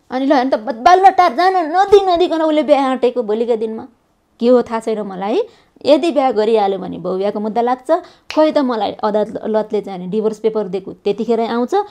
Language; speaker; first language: Nepali; native; Nepali